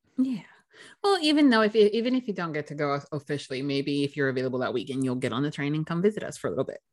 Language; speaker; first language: English; native; English